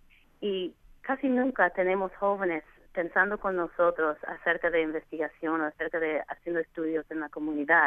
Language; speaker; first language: Spanish; non-native, fluent; English